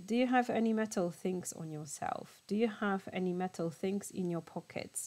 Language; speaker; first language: English; non-native, fluent; Polish